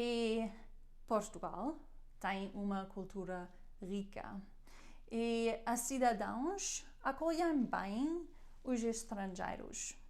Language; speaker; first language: Portuguese; non-native, learner; German